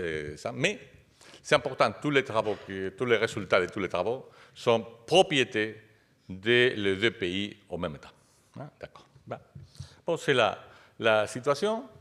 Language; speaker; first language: French; non-native, fluent; Spanish